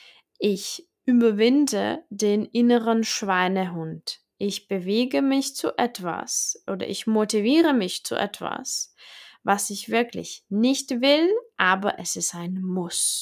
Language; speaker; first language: German; non-native, fluent; Czech